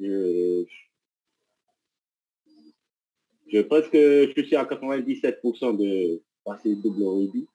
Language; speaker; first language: French; non-native, local second language; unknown